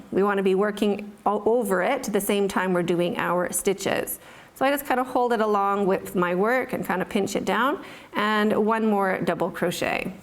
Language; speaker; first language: English; native; English